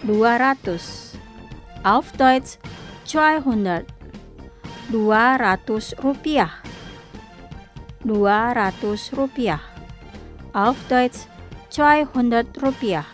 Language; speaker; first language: German; non-native, fluent; Indonesian